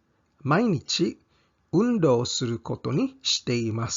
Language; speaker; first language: Japanese; non-native, fluent; English